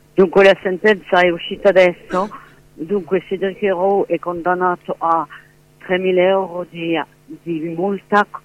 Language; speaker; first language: Italian; non-native, fluent; French